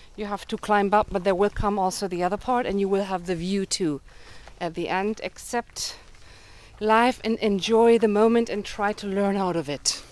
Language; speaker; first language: English; early bilingual, heritage; German